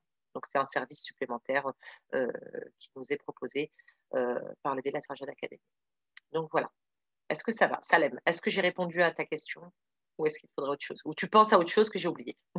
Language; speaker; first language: French; native; French